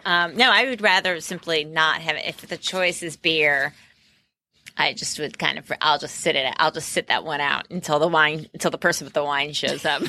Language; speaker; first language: English; native; English